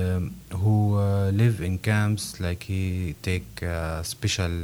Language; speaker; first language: English; non-native, learner; Arabic